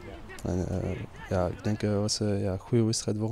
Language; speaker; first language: Dutch; non-native, fluent; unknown